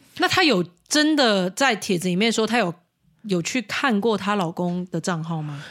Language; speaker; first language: Chinese; native; Chinese